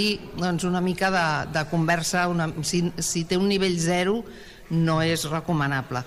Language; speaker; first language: Catalan; native; Catalan